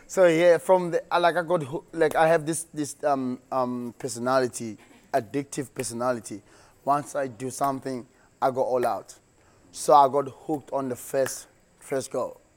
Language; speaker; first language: English; non-native, local second language; Xhosa